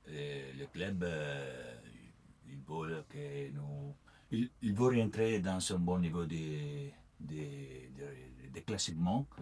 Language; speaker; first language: French; non-native, learner; Italian